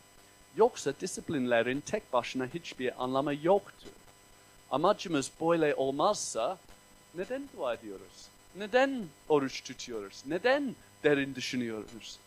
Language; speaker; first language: Turkish; non-native, fluent; English